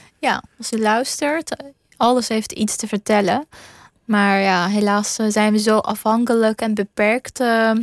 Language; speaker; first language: Dutch; non-native, fluent; Persian